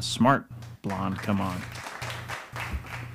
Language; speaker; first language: English; native; English